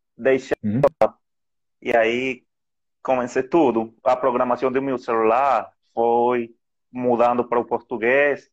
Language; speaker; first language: Portuguese; non-native, fluent; Spanish